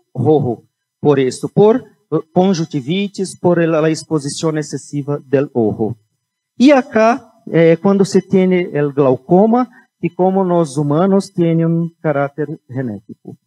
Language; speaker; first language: Spanish; non-native, fluent; Portuguese